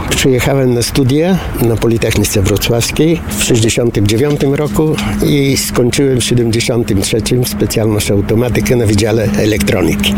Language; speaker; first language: Polish; non-native, fluent; Bulgarian